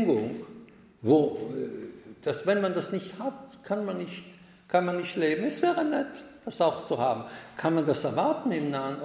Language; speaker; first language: German; non-native, fluent; Hebrew